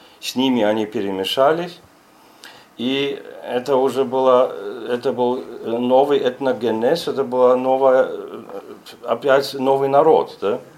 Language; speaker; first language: Russian; non-native, fluent; German